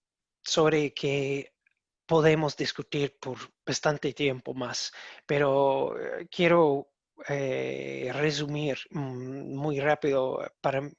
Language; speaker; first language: Spanish; non-native, learner; English